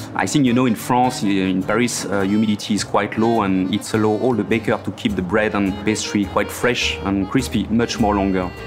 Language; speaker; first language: English; non-native, fluent; French